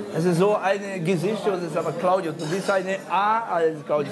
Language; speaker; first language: German; non-native, fluent; Spanish